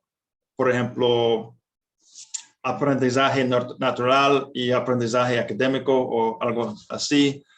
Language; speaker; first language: Spanish; non-native, fluent; English